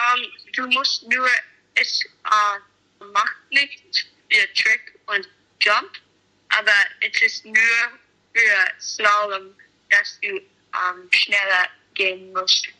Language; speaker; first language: German; non-native, learner; English